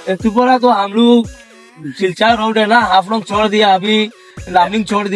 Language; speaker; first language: Hindi; non-native, local second language; Bangla